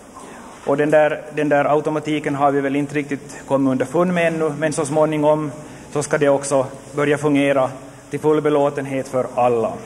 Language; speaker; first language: Swedish; native; Swedish